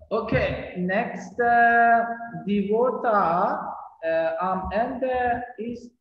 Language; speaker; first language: German; non-native, learner; Turkish